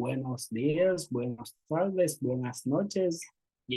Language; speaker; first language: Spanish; non-native, learner; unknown